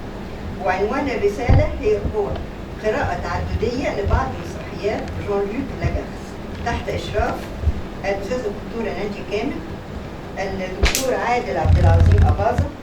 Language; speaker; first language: Arabic; native; Arabic